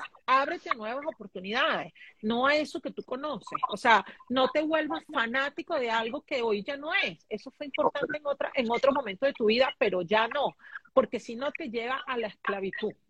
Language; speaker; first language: Spanish; native; Spanish